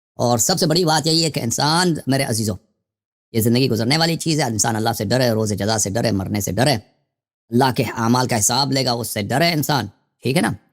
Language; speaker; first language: Urdu; native; Urdu